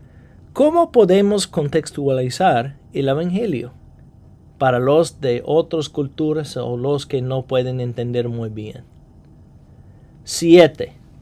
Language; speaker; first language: Spanish; non-native, fluent; English